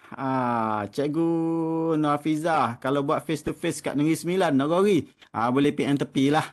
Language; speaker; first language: Malay; native; Malay